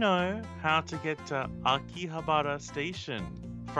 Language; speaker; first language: English; non-native, fluent; Japanese